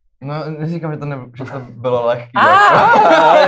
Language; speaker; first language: Czech; native; Czech